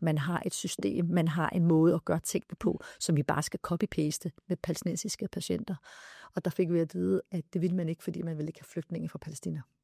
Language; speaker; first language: Danish; early bilingual, other home language; Arabic